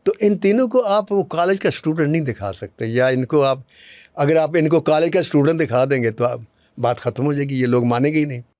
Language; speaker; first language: Urdu; non-native, local second language; Punjabi